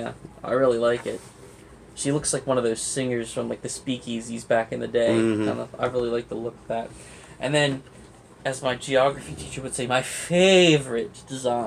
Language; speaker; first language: English; native; English